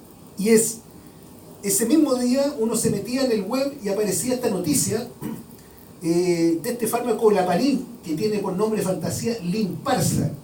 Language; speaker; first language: Spanish; native; Spanish